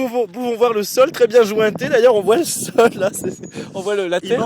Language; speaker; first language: French; native; French